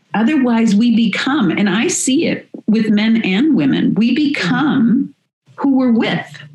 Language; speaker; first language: English; native; English